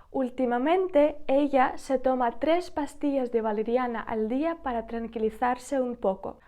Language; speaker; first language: Spanish; non-native, fluent; Ukrainian